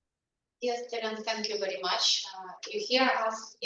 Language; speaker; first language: English; non-native, learner; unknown